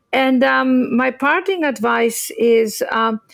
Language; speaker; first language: English; non-native, fluent; Greek